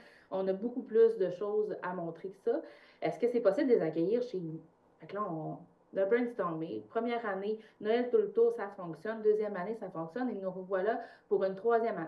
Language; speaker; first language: French; native; French